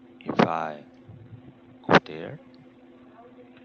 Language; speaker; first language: English; non-native, learner; Korean